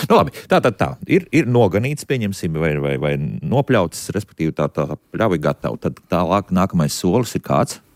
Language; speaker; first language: Latvian; native; Latvian